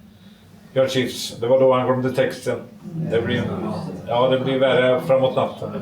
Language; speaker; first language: Swedish; native; Swedish